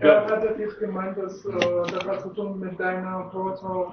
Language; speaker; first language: German; non-native, learner; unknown